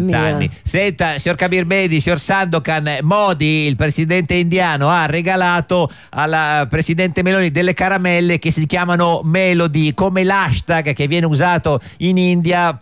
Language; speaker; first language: Italian; native; Italian